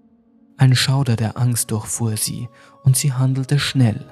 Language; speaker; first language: German; native; German